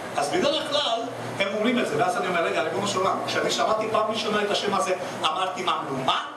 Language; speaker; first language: Hebrew; non-native, fluent; Russian